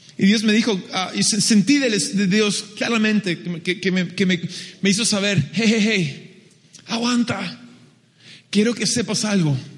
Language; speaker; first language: Spanish; early bilingual, other home language; English